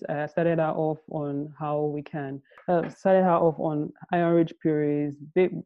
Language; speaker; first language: English; non-native, local second language; Yoruba